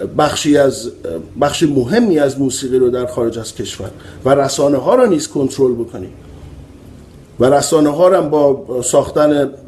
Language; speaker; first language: Persian; native; Persian